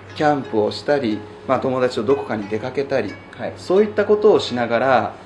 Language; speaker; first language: Japanese; native; Japanese